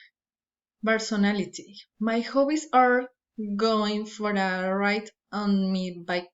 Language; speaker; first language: English; non-native, learner; Spanish